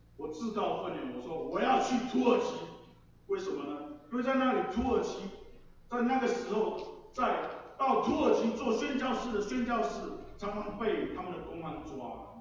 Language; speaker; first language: Chinese; non-native, local second language; English